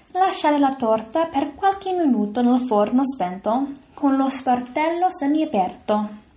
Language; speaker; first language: Italian; non-native, fluent; English